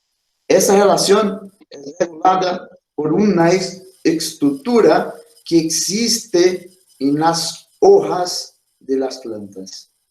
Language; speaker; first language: Spanish; non-native, fluent; Portuguese